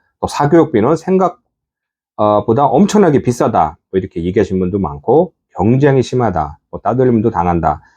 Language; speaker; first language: Korean; native; Korean